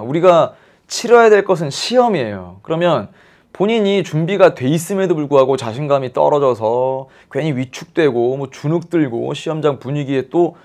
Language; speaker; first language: Korean; native; Korean